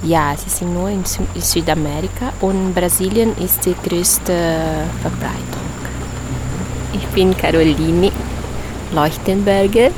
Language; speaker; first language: German; non-native, learner; Portuguese